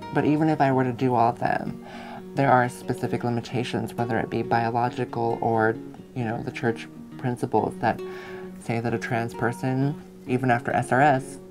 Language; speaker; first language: English; native; English